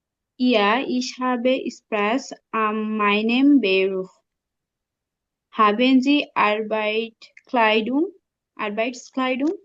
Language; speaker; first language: German; non-native, learner; Bangla